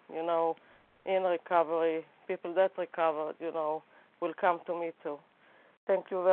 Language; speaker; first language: English; non-native, fluent; Hebrew